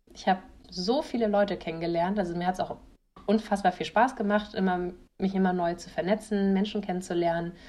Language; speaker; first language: German; native; German